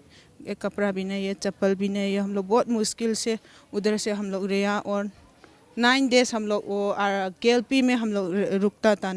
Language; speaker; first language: Hindi; non-native, local second language; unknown